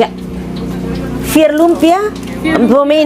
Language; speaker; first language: Dutch; non-native, learner; Indonesian